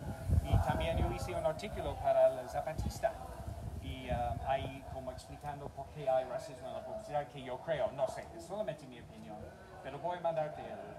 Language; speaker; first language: Spanish; non-native, learner; English